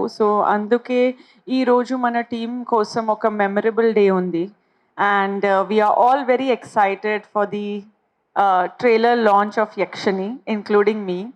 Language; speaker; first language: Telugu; non-native, fluent; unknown